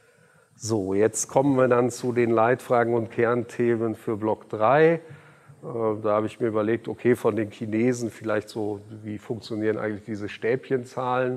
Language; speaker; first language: German; native; German